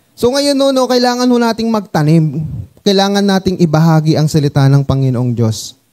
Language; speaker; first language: Filipino; non-native, local second language; Cebuano